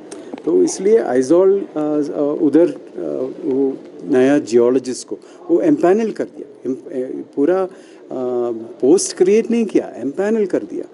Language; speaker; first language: Hindi; non-native, local second language; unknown